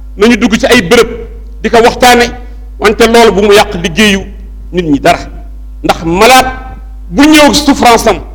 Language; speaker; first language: Wolof; native; Wolof